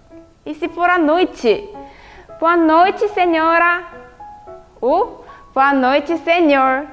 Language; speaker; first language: Portuguese; non-native, fluent; Korean